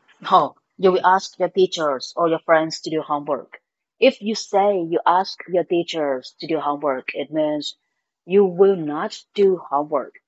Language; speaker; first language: English; non-native, fluent; Vietnamese